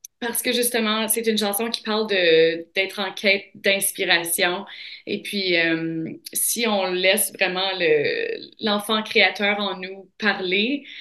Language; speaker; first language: French; native; French